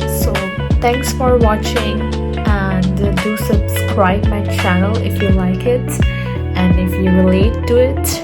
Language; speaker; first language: English; non-native, local second language; Hindi